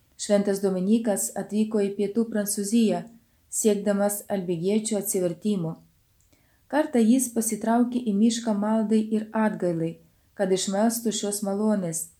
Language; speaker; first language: Lithuanian; non-native, fluent; Ukrainian